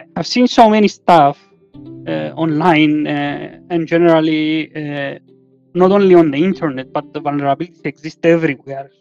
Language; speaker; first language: English; non-native, fluent; Greek